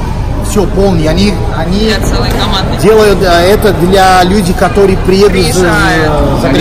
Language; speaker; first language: Russian; non-native, learner; Portuguese